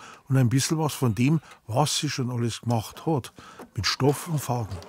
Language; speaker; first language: German; native; German